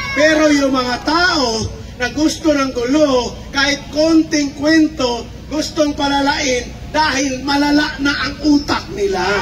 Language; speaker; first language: Filipino; non-native, local second language; Cebuano